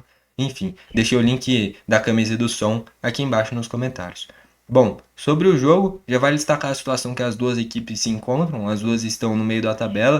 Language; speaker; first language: Portuguese; native; Portuguese